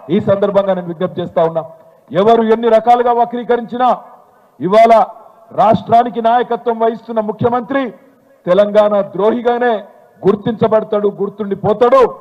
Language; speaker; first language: Telugu; native; Telugu